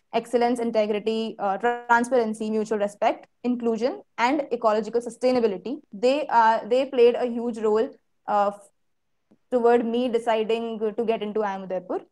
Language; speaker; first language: English; non-native, local second language; Hindi